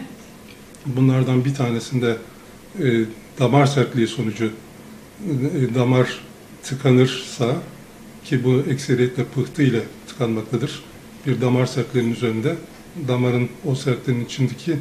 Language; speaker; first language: Turkish; native; Turkish